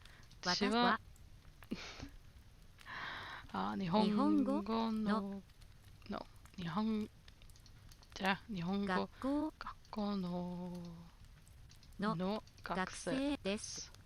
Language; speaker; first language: Japanese; non-native, learner; English